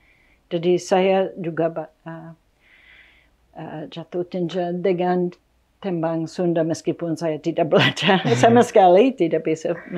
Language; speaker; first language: Indonesian; non-native, fluent; English